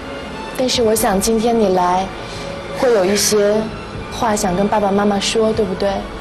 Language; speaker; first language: Chinese; native; Chinese